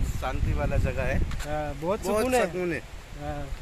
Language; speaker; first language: Hindi; non-native, local second language; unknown